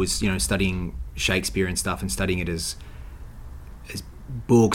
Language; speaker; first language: English; native; English